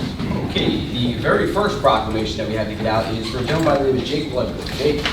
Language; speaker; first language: English; native; English